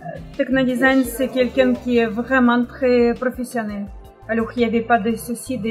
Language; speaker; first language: French; non-native, fluent; Russian